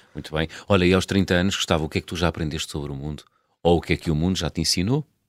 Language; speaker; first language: Portuguese; native; Portuguese